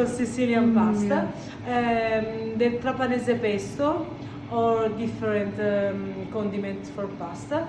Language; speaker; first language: English; non-native, learner; Italian